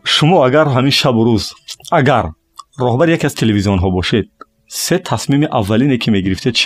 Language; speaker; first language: Tajik; native; Tajik